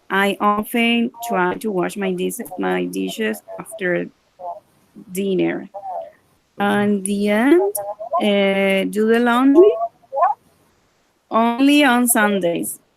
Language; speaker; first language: English; non-native, learner; Spanish